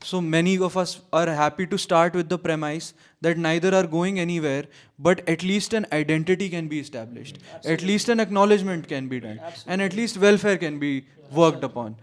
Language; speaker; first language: English; non-native, local second language; Hindi